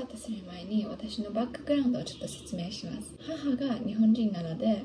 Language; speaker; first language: Japanese; early bilingual, heritage; English